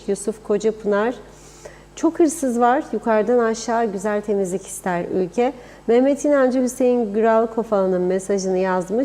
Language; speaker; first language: Turkish; native; Turkish